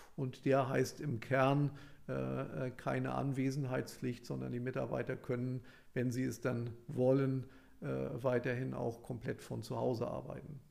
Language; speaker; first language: German; native; German